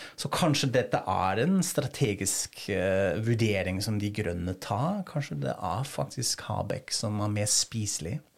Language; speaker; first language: Norwegian; non-native, fluent; German